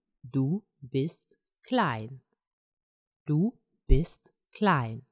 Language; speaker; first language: German; non-native, fluent; Croatian